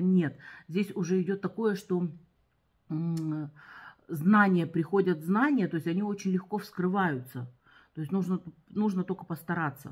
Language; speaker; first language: Russian; native; Russian